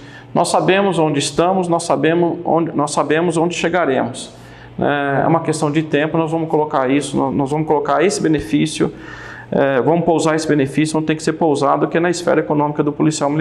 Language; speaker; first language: Portuguese; native; Portuguese